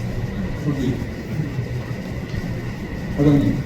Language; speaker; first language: Korean; native; Korean